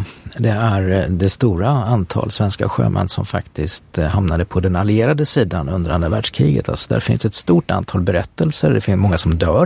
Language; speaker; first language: Swedish; native; Swedish